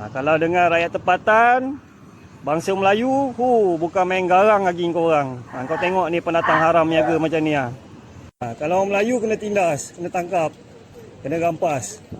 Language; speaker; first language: Malay; native; Malay